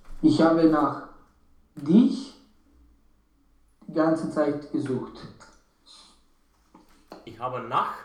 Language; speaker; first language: German; non-native, learner; Romanian